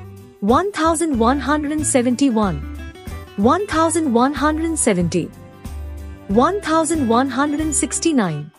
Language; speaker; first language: English; non-native, local second language; Hindi